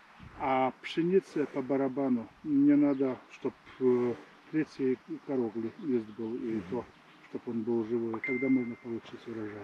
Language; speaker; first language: Russian; non-native, fluent; Latvian